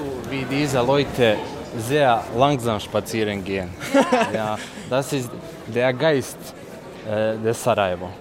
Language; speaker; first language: German; non-native, learner; Bosnian